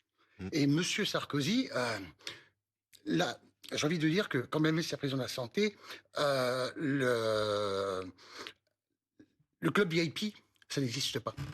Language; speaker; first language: French; native; French